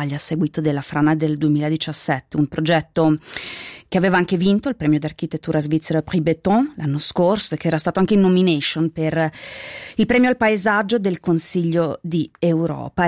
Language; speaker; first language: Italian; native; Italian